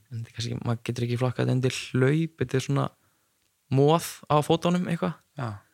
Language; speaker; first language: Icelandic; native; Icelandic